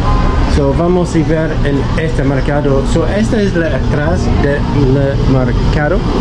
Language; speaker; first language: Spanish; non-native, learner; English